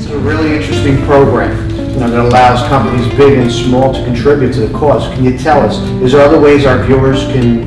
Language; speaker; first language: English; native; English